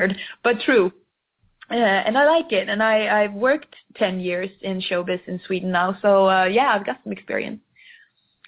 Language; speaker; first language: English; non-native, fluent; Swedish